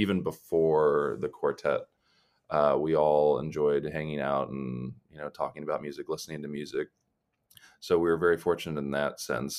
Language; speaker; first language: English; native; English